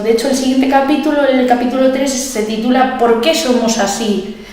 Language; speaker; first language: Spanish; native; Spanish